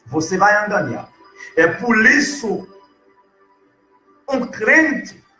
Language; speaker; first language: Portuguese; non-native, learner; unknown